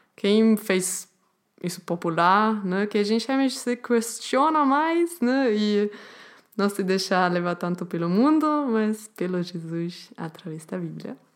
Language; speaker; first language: Portuguese; non-native, fluent; German